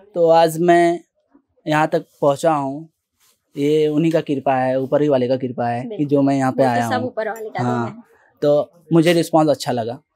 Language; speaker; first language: Hindi; native; Hindi